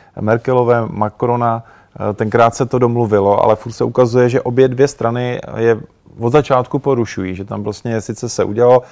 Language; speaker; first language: Czech; native; Czech